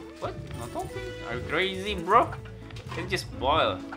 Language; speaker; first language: English; non-native, learner; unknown